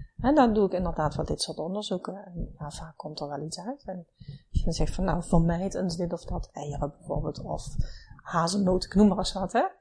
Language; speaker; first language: Dutch; native; Dutch